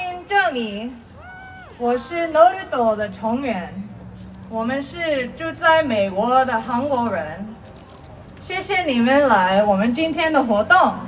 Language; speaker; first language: Chinese; non-native, fluent; Korean